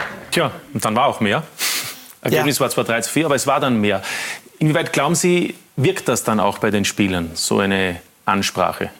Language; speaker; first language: German; native; German